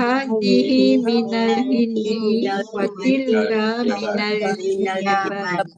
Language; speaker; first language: Arabic; non-native, learner; Malay